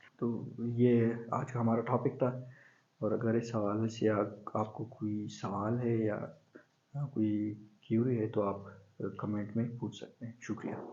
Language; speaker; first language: Urdu; non-native, local second language; Pashto